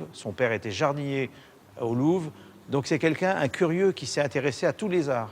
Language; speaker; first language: French; native; French